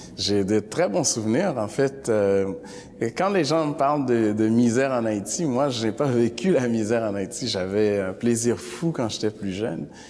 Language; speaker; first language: French; early bilingual, other home language; Haitian Creole